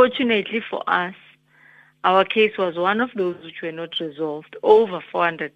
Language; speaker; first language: English; non-native, local second language; Zulu